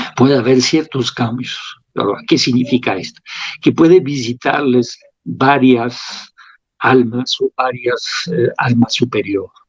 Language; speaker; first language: Spanish; non-native, fluent; French